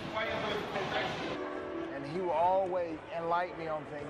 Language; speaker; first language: English; native; English